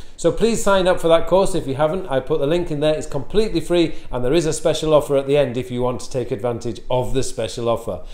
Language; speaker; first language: English; native; English